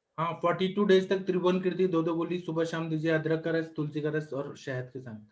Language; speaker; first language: Hindi; native; Hindi